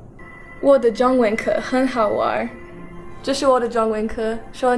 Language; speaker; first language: Chinese; non-native, learner; English